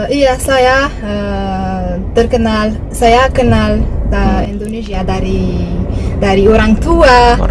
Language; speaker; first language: Indonesian; non-native, learner; Malagasy